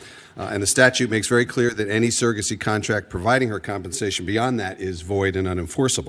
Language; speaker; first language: English; native; English